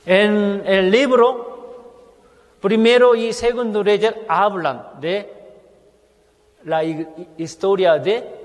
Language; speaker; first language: Spanish; non-native, fluent; Korean